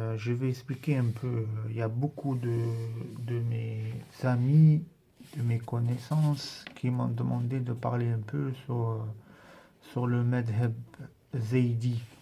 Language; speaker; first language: French; non-native, local second language; Arabic